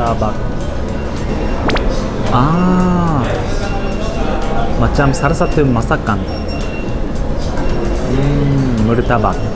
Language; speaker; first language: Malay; non-native, learner; Japanese